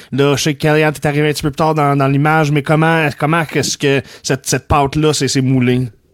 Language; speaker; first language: French; native; French